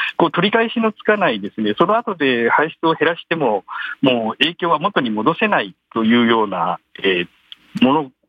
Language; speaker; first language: Japanese; native; Japanese